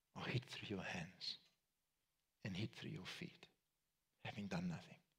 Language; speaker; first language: English; non-native, local second language; Afrikaans